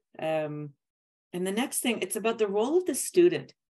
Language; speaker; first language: English; native; English